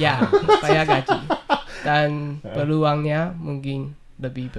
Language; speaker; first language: Indonesian; non-native, learner; Chinese